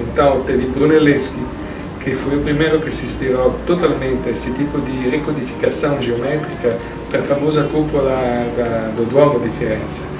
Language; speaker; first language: Portuguese; non-native, fluent; Italian